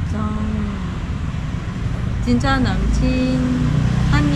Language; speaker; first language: Korean; non-native, learner; Vietnamese